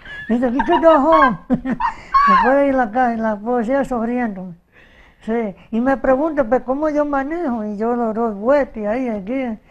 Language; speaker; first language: Spanish; early bilingual, heritage; Spanish